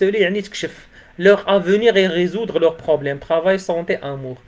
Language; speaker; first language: French; non-native, local second language; Arabic